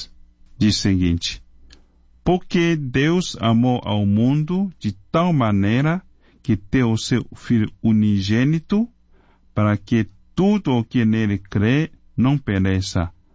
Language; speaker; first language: Portuguese; non-native, fluent; Chinese